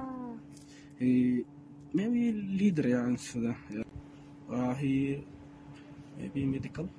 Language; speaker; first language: English; non-native, learner; Arabic